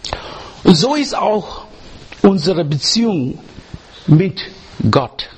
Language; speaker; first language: German; non-native, learner; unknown